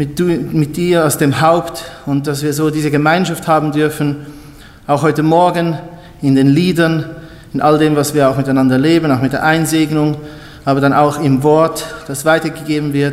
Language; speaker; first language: German; native; German